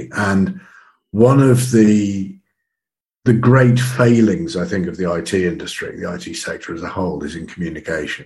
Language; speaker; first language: English; native; English